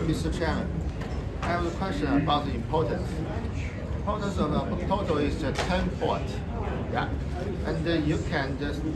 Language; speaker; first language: English; non-native, learner; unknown